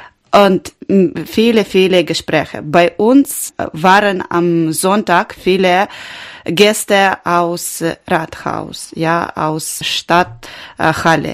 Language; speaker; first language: German; non-native, learner; Ukrainian